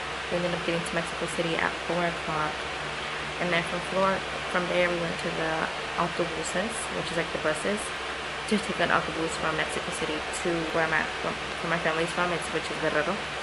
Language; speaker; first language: English; early bilingual, other home language; Spanish